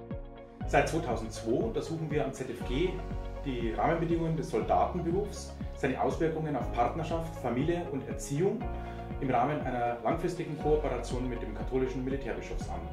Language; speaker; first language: German; native; German